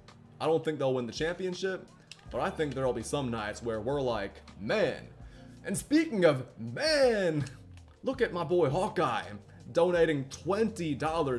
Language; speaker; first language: English; native; English